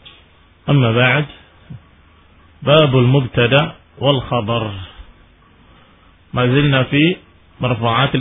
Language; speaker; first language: Arabic; non-native, fluent; Indonesian